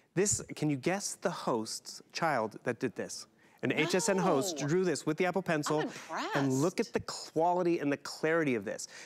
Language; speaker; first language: English; native; English